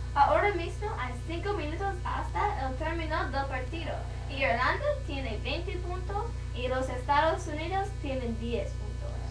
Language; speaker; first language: Spanish; non-native, learner; English